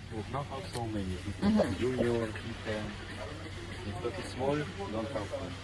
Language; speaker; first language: English; non-native, learner; Polish